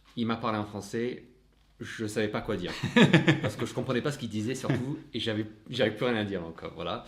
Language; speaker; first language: French; non-native, fluent; English